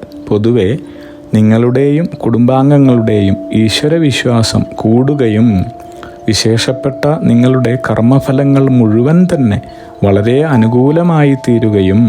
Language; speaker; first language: Malayalam; native; Malayalam